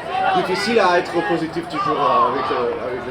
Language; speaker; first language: French; non-native, fluent; English